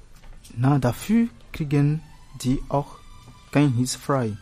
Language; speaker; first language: German; non-native, learner; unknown